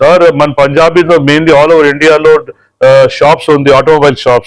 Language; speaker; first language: Telugu; non-native, local second language; Punjabi